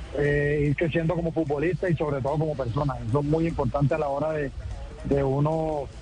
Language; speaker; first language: Spanish; native; Spanish